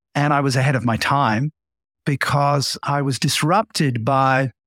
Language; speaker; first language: English; native; English